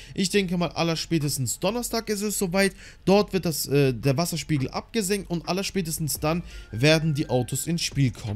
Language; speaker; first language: German; native; German